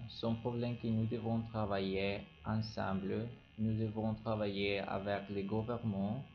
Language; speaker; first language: French; non-native, learner; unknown